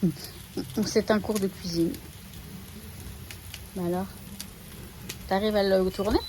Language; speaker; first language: French; native; French